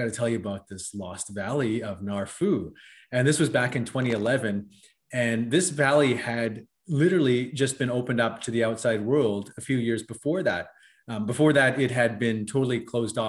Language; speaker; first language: English; native; English